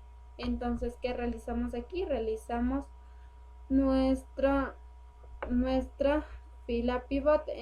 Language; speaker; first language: Spanish; native; Spanish